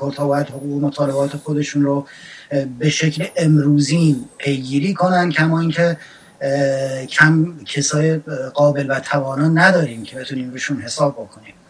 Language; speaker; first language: Persian; non-native, local second language; Central Kurdish